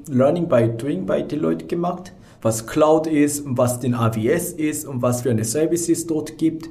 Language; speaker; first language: German; non-native, fluent; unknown